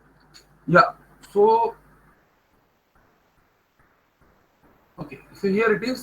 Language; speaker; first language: English; non-native, local second language; Bangla